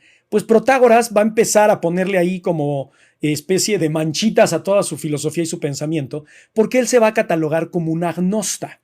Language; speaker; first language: Spanish; native; Spanish